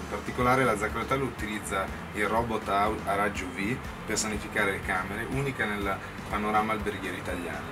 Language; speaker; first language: Italian; native; Italian